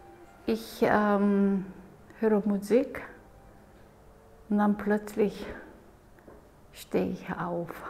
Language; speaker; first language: German; non-native, fluent; Korean